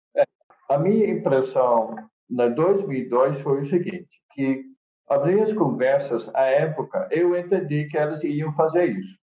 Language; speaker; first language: Portuguese; non-native, fluent; Dutch